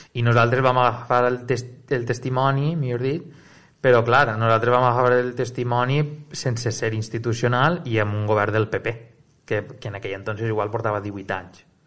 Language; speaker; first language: Catalan; native; Catalan